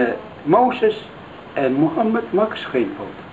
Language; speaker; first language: Dutch; non-native, learner; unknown